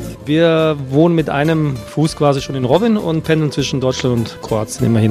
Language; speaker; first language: German; early bilingual, other home language; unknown